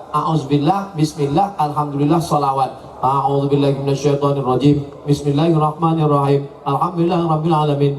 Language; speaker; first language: Indonesian; native; Indonesian